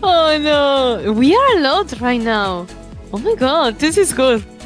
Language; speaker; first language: English; non-native, fluent; Spanish